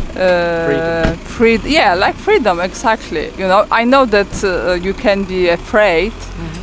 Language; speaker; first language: English; non-native, learner; Polish